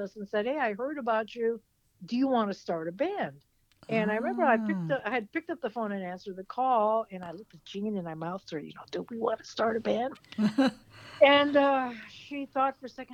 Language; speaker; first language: English; native; English